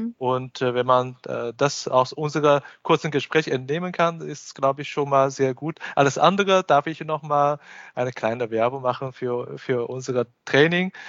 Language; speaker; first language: German; non-native, fluent; Chinese